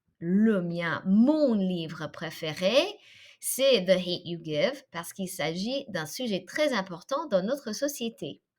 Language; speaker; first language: French; non-native, fluent; English